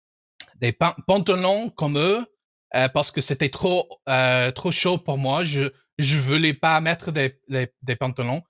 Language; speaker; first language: French; non-native, fluent; English